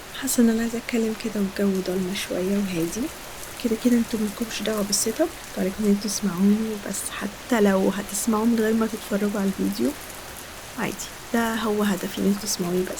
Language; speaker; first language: Arabic; native; Arabic